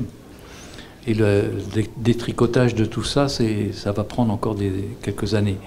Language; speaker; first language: French; native; French